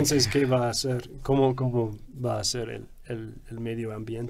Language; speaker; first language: Spanish; non-native, fluent; English